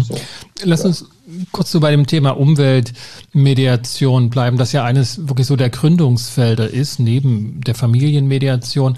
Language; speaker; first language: German; native; German